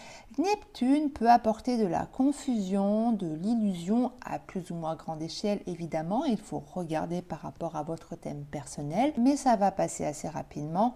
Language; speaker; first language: French; native; French